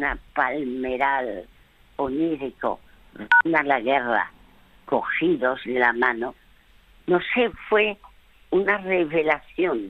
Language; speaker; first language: Spanish; early bilingual, other home language; French